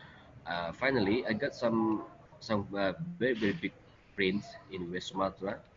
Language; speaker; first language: English; non-native, learner; Indonesian